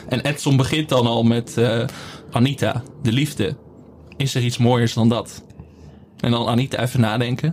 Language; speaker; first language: Dutch; native; Dutch